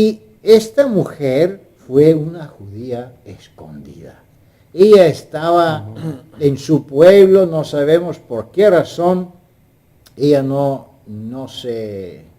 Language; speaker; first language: Spanish; non-native, fluent; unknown